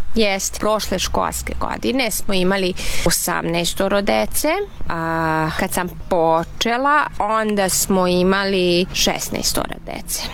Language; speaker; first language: Serbian; non-native, local second language; Hungarian